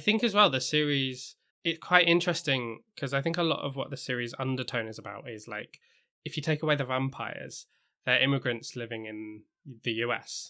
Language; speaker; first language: English; native; English